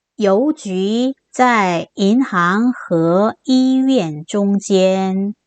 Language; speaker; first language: Chinese; non-native, fluent; Korean